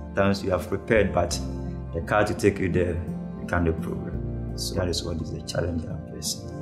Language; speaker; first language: English; non-native, local second language; Akan